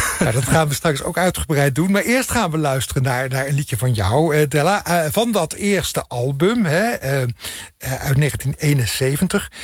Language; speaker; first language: Dutch; native; Dutch